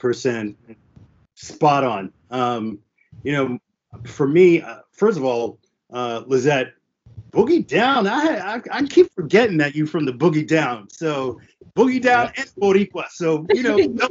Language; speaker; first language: English; early bilingual, other home language; French